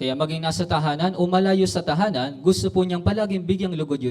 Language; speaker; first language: Filipino; native; Filipino